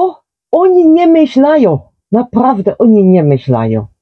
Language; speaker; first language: Polish; non-native, learner; Dutch